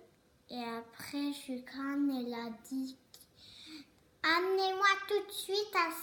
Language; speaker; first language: French; early bilingual, other home language; Turkish